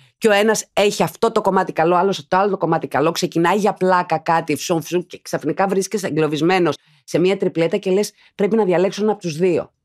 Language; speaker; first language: Greek; native; Greek